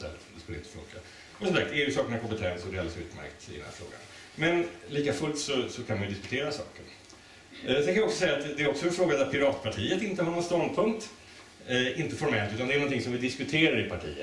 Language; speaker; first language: Swedish; native; Swedish